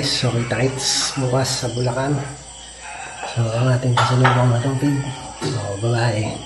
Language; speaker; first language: Filipino; native; Filipino